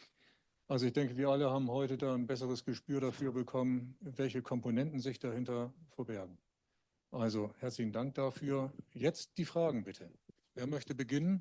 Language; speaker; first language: German; native; German